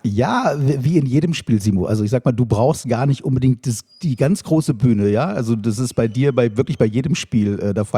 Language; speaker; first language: German; native; German